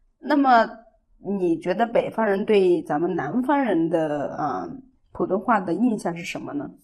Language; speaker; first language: Chinese; native; Chinese